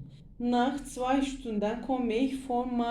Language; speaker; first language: German; non-native, learner; Turkish